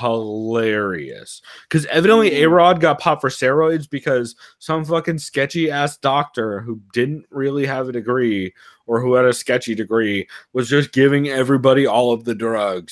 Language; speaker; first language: English; native; English